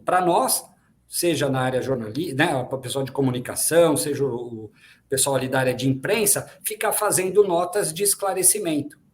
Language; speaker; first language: Portuguese; native; Portuguese